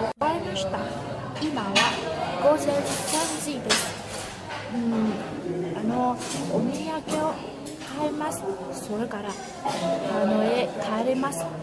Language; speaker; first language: Japanese; non-native, learner; Vietnamese